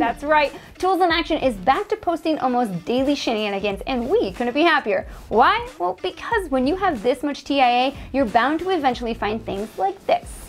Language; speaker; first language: English; native; English